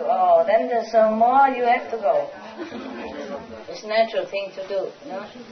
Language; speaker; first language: English; non-native, fluent; Vietnamese